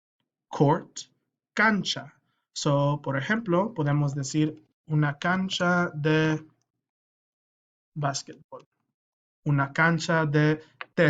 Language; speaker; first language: Spanish; non-native, fluent; English